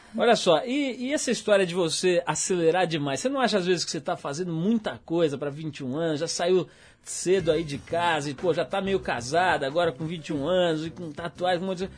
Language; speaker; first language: Portuguese; native; Portuguese